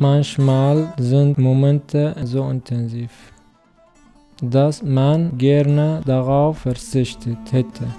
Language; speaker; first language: German; non-native, learner; Arabic